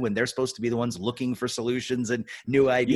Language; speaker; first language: English; native; English